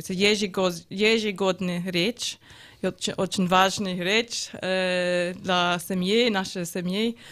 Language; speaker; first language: Russian; non-native, learner; English